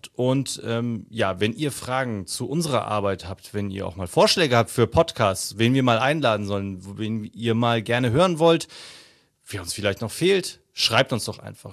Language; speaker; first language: German; native; German